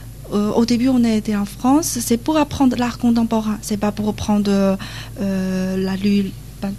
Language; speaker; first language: French; non-native, learner; Chinese